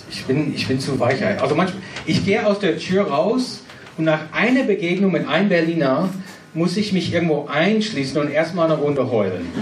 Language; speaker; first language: German; non-native, fluent; English